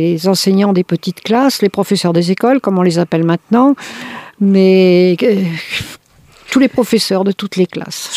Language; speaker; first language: French; native; French